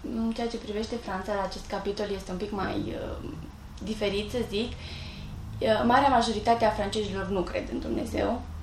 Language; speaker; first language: Romanian; early bilingual, heritage; French